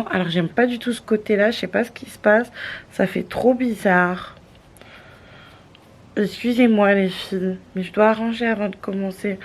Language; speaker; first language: French; native; French